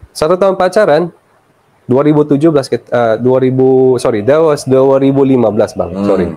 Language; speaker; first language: Indonesian; early bilingual, other home language; Filipino